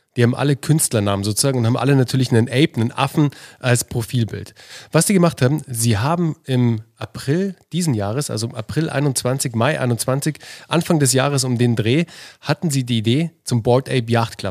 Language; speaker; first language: German; native; German